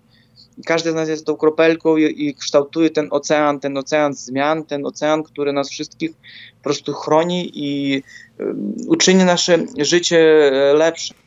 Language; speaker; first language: Polish; non-native, fluent; Ukrainian